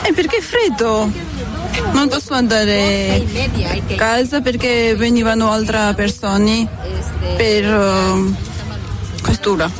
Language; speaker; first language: Italian; non-native, learner; Spanish